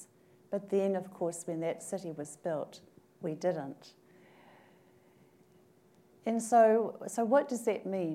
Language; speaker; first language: English; native; English